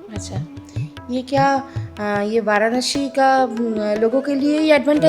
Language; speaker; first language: Hindi; non-native, local second language; Bangla